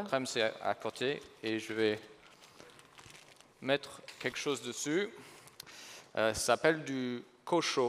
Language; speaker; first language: French; non-native, fluent; English